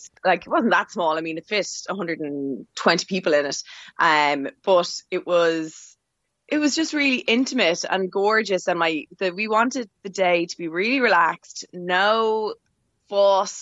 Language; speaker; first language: English; native; English